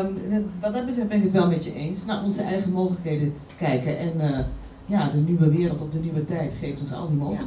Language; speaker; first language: Dutch; native; Dutch